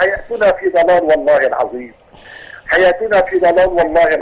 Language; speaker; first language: Arabic; native; Arabic